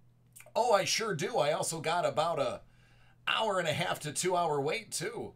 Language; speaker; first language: English; native; English